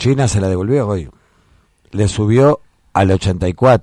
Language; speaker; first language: Spanish; native; Spanish